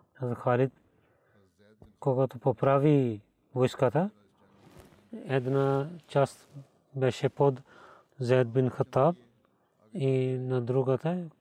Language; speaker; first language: Bulgarian; non-native, learner; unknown